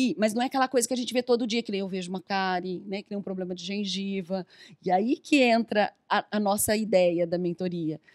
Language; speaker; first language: Portuguese; native; Portuguese